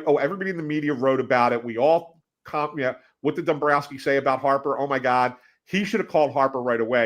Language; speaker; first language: English; native; English